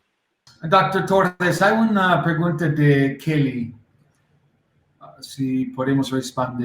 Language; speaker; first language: Spanish; non-native, learner; English